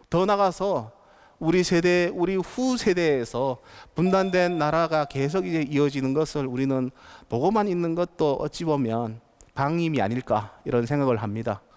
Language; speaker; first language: Korean; native; Korean